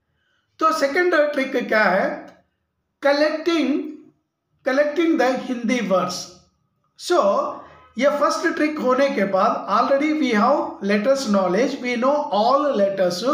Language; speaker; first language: Hindi; non-native, local second language; Kannada